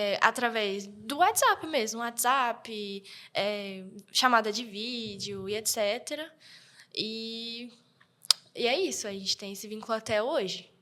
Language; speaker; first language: Portuguese; early bilingual, heritage; Portuguese